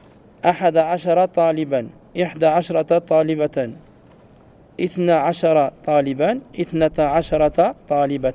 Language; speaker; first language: Arabic; non-native, learner; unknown